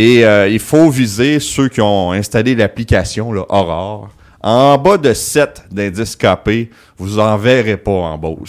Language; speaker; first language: French; native; French